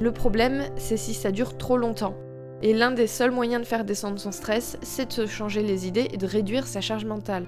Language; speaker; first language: French; native; French